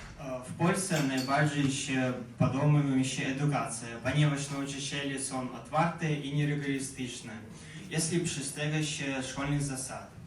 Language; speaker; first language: Polish; non-native, learner; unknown